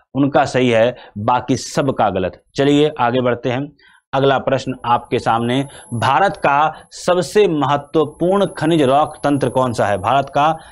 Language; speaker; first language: Hindi; native; Hindi